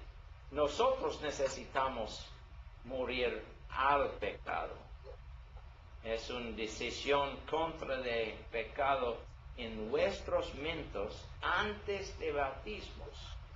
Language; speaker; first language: Spanish; non-native, learner; English